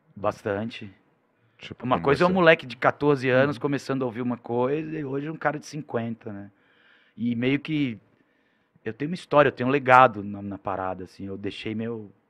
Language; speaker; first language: Portuguese; native; Portuguese